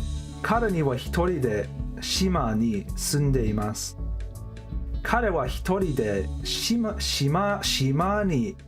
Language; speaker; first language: Japanese; non-native, learner; English